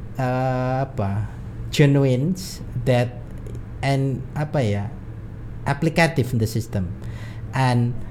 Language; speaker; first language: English; non-native, learner; Indonesian